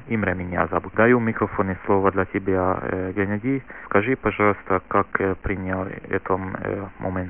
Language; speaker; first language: Russian; non-native, learner; Hungarian